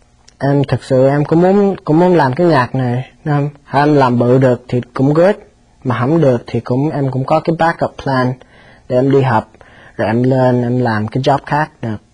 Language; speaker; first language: Vietnamese; early bilingual, heritage; Vietnamese